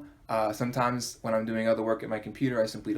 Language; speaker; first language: English; native; English